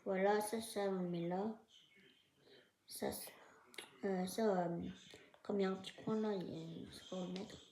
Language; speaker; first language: French; native; French